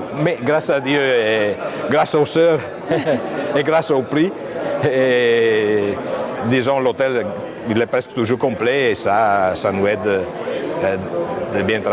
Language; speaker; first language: French; non-native, fluent; Italian